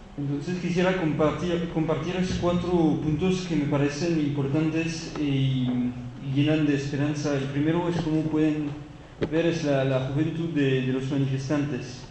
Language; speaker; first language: Spanish; non-native, fluent; French